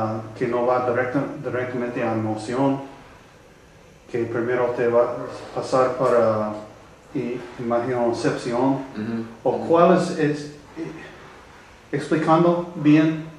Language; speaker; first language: Spanish; non-native, learner; English